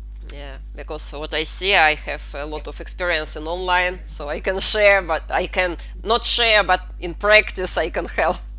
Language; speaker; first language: English; non-native, fluent; Russian